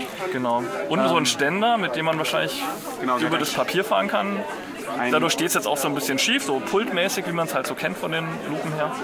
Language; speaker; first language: German; native; German